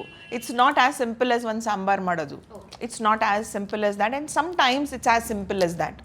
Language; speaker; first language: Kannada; non-native, local second language; Hindi